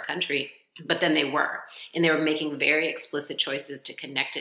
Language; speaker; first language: English; native; English